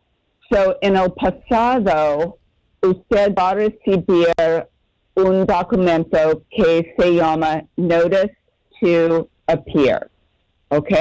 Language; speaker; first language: Spanish; non-native, learner; English